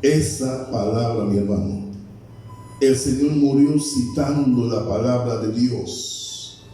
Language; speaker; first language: Spanish; native; Spanish